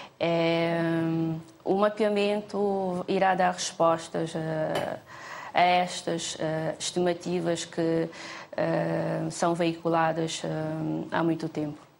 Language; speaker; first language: Portuguese; non-native, local second language; Kabuverdianu